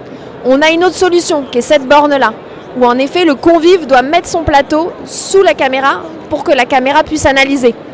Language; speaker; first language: French; native; French